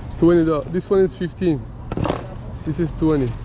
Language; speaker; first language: English; non-native, learner; Turkish